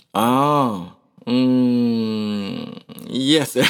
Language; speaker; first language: English; non-native, learner; Japanese